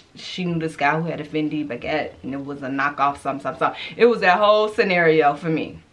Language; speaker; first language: English; native; English